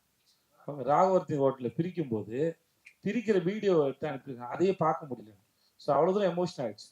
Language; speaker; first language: Tamil; native; Tamil